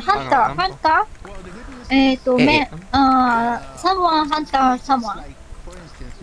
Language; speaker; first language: English; non-native, learner; Japanese